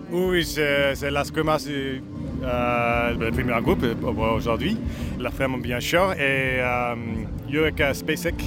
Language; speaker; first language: French; non-native, learner; English